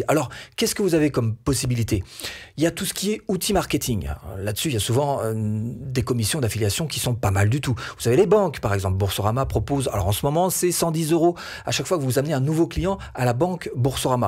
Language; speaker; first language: French; native; French